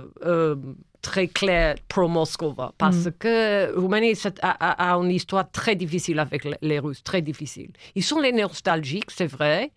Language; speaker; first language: French; non-native, fluent; English